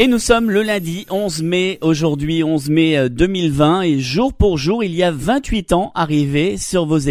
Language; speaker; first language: French; native; French